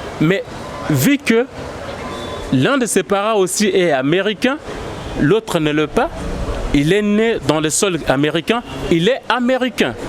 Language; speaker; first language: French; non-native, local second language; Lingala